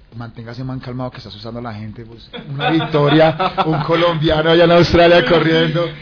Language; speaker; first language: Spanish; native; Spanish